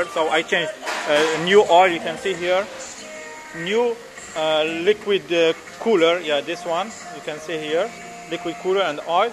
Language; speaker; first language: English; non-native, learner; French